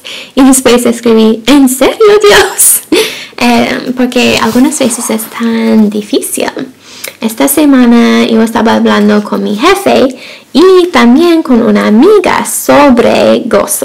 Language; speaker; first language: Spanish; non-native, fluent; English